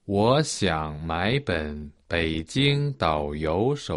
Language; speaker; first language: Chinese; non-native, learner; Portuguese